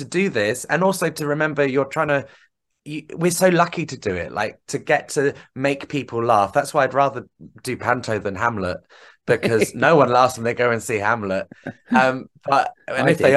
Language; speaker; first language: English; native; English